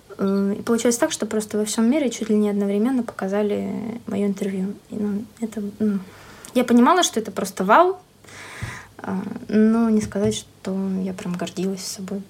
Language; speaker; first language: Russian; native; Russian